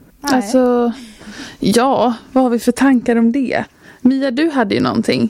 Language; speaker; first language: Swedish; native; Swedish